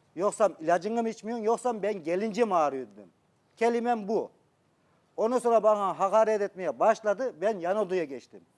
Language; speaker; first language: Turkish; native; Turkish